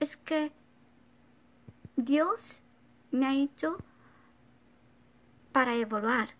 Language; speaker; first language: Spanish; non-native, fluent; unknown